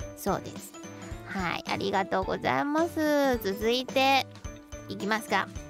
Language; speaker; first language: Japanese; non-native, fluent; Chinese